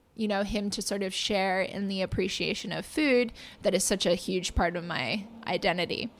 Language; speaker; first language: English; native; English